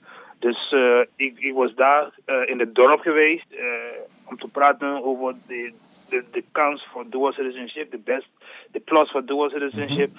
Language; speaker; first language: Dutch; non-native, learner; English